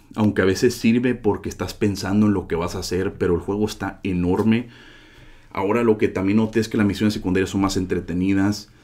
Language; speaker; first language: Spanish; native; Spanish